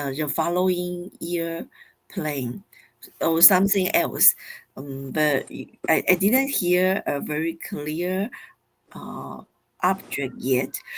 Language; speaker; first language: English; non-native, fluent; Chinese